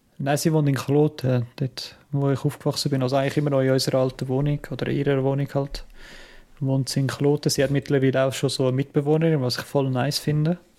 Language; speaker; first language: German; native; German